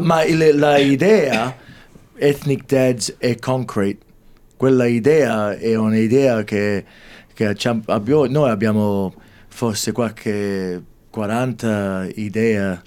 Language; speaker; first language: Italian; early bilingual, heritage; English